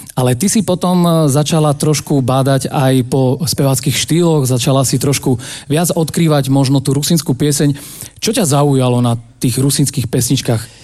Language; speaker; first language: Slovak; non-native, local second language; Rusyn